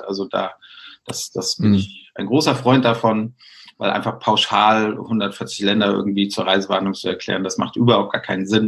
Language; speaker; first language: German; native; German